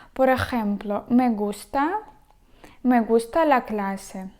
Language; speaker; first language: Spanish; non-native, fluent; Ukrainian